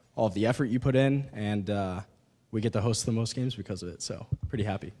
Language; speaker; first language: English; native; English